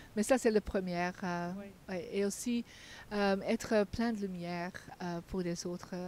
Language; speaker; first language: French; non-native, fluent; Dutch